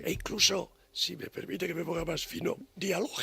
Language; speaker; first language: Spanish; native; Spanish